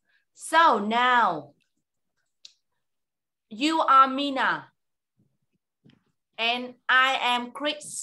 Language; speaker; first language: English; non-native, fluent; Vietnamese